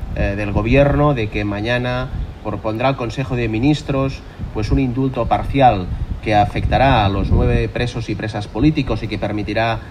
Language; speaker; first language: Spanish; non-native, local second language; Catalan